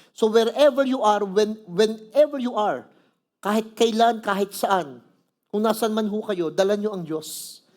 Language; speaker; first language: Filipino; native; Filipino